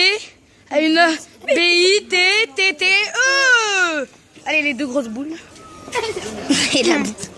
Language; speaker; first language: French; native; French